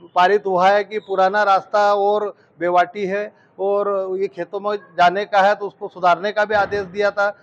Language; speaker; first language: Hindi; native; Hindi